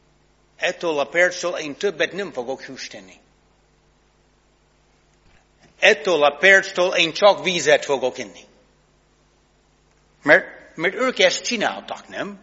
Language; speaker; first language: Hungarian; non-native, fluent; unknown